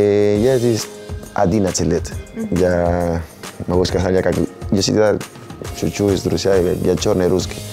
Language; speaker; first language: Russian; non-native, learner; Spanish